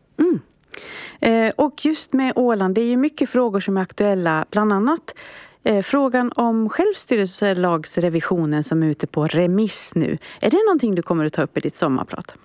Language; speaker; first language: Swedish; native; Swedish